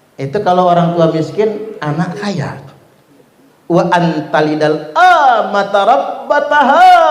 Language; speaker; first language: Indonesian; non-native, local second language; Malay